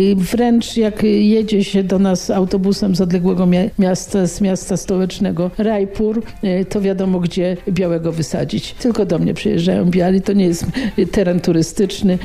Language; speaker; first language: Polish; native; Polish